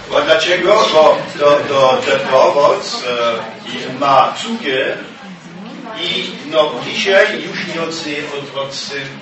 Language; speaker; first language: Polish; non-native, learner; French